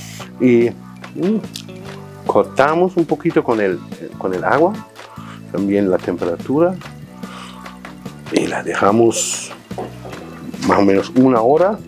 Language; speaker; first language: Spanish; non-native, fluent; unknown